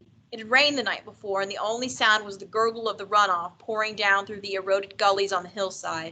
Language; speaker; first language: English; native; English